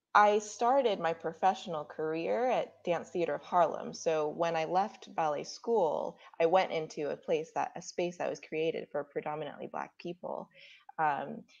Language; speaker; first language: English; native; English